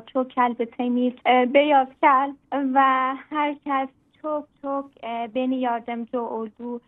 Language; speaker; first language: Turkish; non-native, learner; Persian